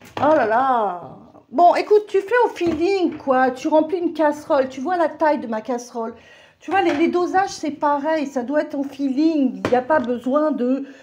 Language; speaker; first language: French; native; French